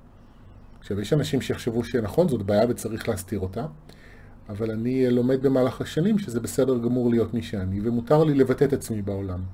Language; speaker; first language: Hebrew; native; Hebrew